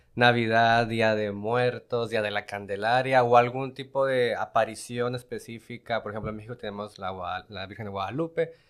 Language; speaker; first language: Spanish; native; Spanish